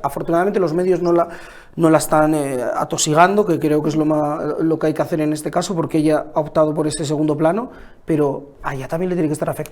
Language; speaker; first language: Spanish; native; Spanish